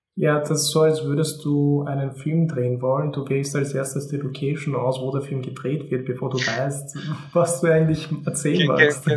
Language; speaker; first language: German; native; German